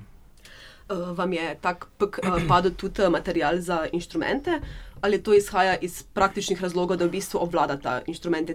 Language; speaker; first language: Slovenian; native; Slovenian